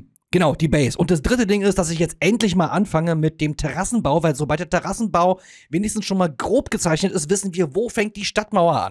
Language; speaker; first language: German; native; German